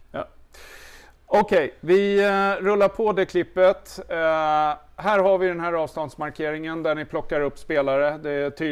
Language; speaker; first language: Swedish; native; Swedish